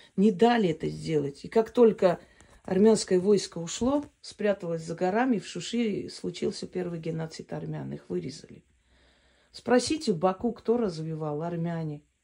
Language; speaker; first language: Russian; non-native, local second language; Armenian